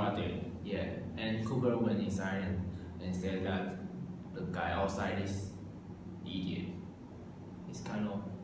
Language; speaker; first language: English; non-native, learner; Chinese